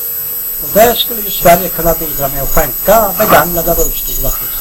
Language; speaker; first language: Swedish; native; Swedish